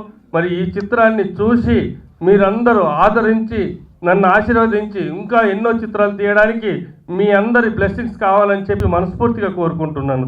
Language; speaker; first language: Telugu; native; Telugu